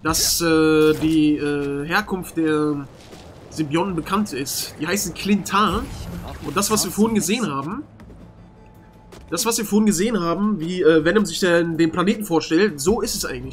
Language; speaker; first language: German; native; German